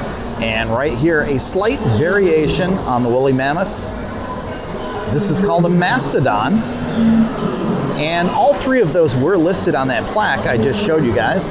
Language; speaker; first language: English; native; English